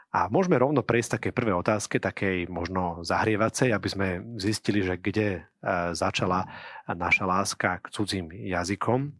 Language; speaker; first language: Slovak; native; Slovak